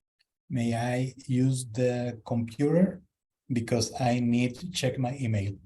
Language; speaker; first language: English; non-native, learner; Spanish